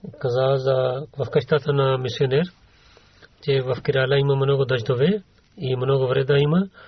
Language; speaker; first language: Bulgarian; non-native, learner; Urdu